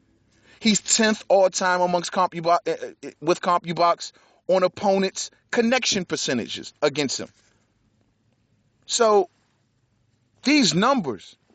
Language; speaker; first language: English; native; English